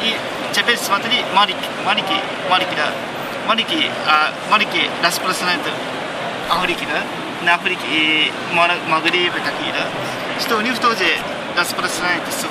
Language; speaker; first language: Russian; non-native, learner; Japanese